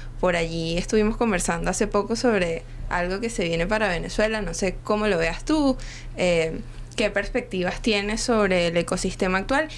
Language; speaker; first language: Spanish; native; Spanish